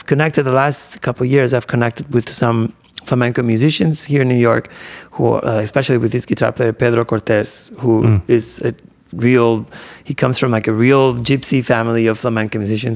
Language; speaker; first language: English; non-native, fluent; Spanish